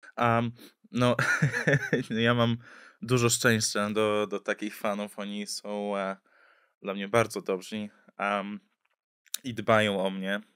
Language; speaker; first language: Polish; early bilingual, heritage; English